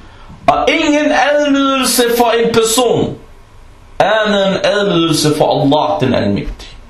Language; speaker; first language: Danish; non-native, fluent; Arabic